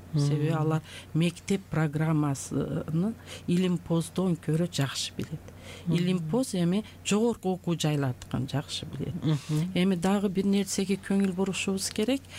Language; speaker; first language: Kyrgyz; non-native, local second language; Uzbek